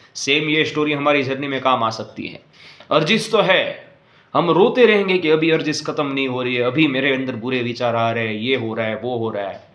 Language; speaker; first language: Hindi; non-native, local second language; Gujarati